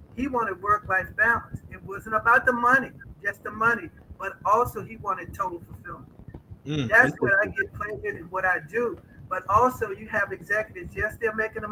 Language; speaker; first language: English; native; English